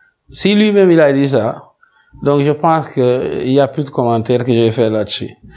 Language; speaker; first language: French; non-native, local second language; Wolof